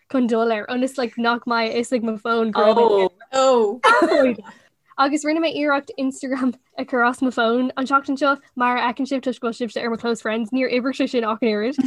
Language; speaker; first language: Irish; non-native, local second language; English